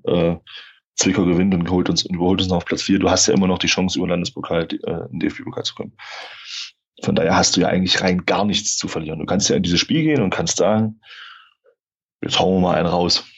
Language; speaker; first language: German; native; German